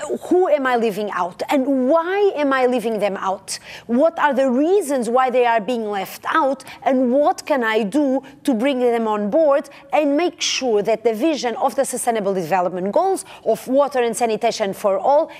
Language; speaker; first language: English; non-native, fluent; Portuguese